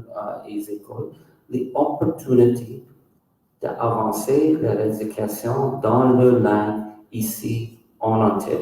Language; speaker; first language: French; non-native, local second language; English